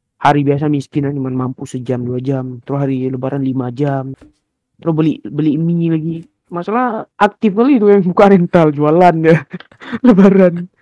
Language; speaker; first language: Indonesian; native; Indonesian